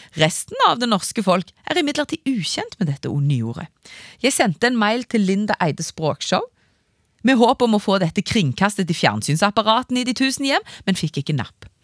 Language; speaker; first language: Norwegian; native; Norwegian